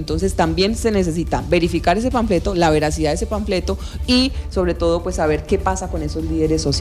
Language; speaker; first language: Spanish; native; Spanish